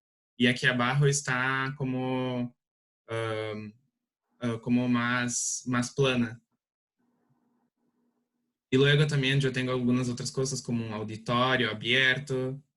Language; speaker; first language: Spanish; non-native, learner; Portuguese